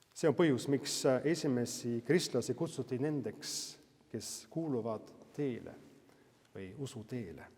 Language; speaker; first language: Estonian; non-native, fluent; Norwegian